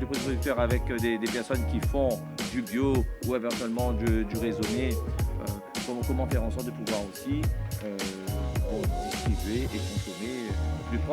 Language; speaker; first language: French; native; French